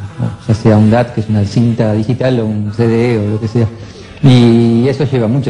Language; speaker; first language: Spanish; native; Spanish